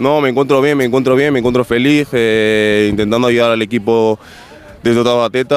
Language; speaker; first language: Spanish; native; Spanish